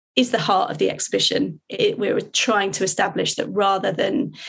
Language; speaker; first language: English; native; English